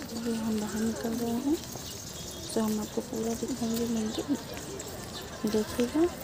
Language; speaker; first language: Hindi; native; Hindi